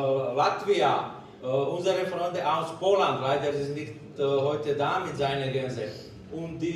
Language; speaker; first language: German; non-native, learner; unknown